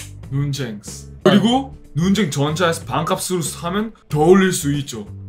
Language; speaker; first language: Korean; non-native, fluent; English